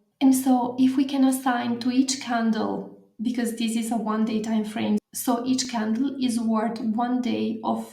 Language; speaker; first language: English; non-native, fluent; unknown